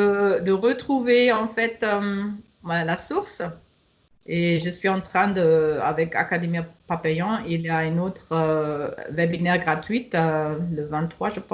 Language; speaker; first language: French; non-native, fluent; German